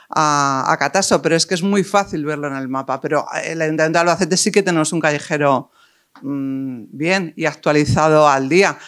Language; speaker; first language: Spanish; native; Spanish